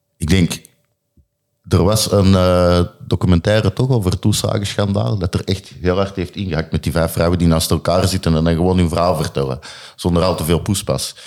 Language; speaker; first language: Dutch; native; Dutch